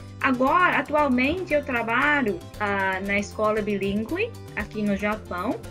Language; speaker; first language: Portuguese; non-native, fluent; Japanese